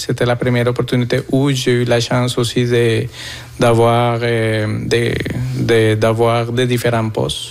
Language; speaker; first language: French; non-native, fluent; Spanish